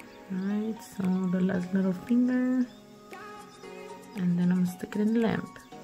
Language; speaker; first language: English; early bilingual, other home language; Spanish